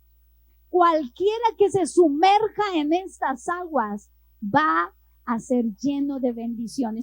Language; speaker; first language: Spanish; native; Spanish